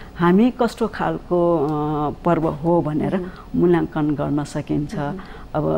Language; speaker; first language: Nepali; non-native, local second language; Newari